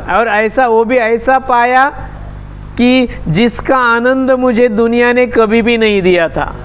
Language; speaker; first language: Hindi; non-native, local second language; Marathi